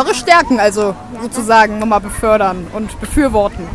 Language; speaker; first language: German; native; German